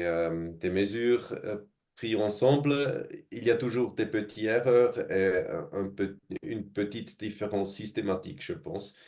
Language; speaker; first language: French; non-native, fluent; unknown